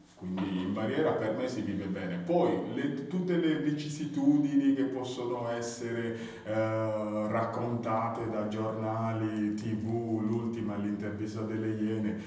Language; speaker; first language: Italian; early bilingual, other home language; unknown